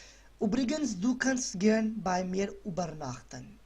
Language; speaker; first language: German; non-native, learner; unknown